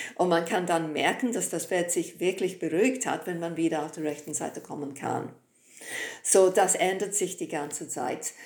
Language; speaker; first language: German; non-native, fluent; English